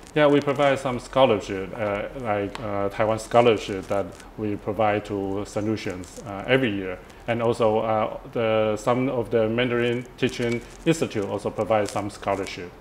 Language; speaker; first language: English; non-native, fluent; Chinese